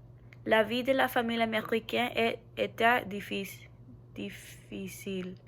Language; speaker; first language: French; non-native, learner; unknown